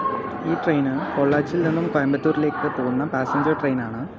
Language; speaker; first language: Malayalam; native; Malayalam